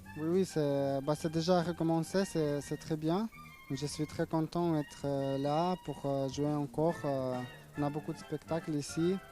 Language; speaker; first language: French; non-native, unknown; Ukrainian